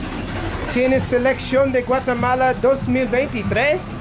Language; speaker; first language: Spanish; non-native, learner; English